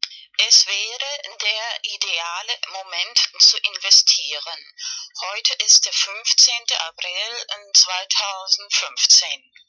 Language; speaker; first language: German; non-native, fluent; Spanish